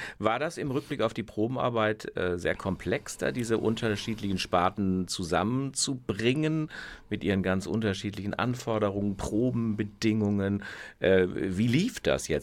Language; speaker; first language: German; native; German